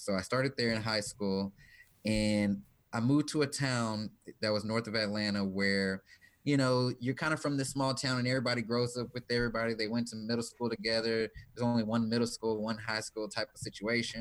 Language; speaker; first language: English; native; English